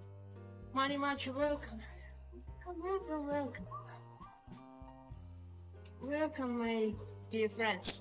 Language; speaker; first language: English; non-native, learner; Russian